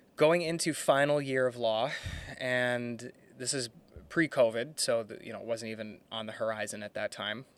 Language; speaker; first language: English; native; English